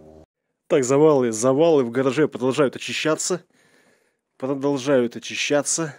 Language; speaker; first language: Russian; native; Russian